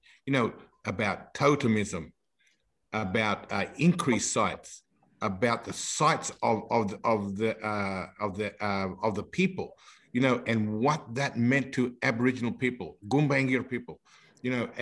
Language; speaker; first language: English; native; English